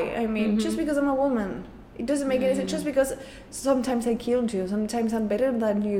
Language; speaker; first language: English; non-native, fluent; Spanish